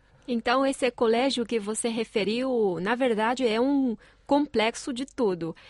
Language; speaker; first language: Portuguese; non-native, fluent; Chinese